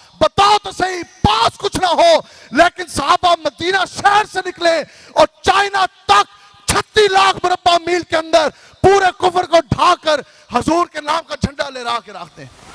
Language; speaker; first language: Urdu; non-native, local second language; Punjabi